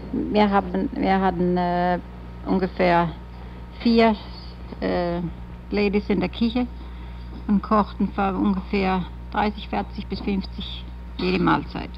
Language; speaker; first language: German; early bilingual, heritage; German